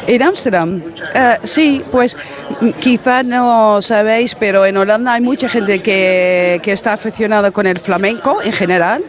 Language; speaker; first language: Spanish; non-native, fluent; Dutch